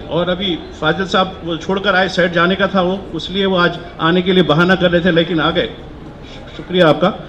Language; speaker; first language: Urdu; native; Urdu